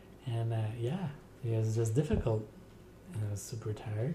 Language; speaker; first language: English; non-native, fluent; French